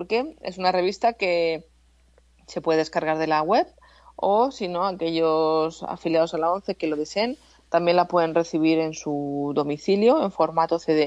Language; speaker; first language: Spanish; native; Spanish